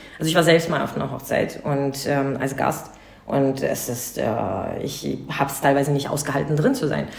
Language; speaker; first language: German; non-native, fluent; Russian